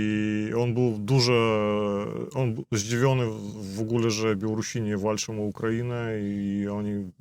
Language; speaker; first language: Polish; non-native, fluent; Belarusian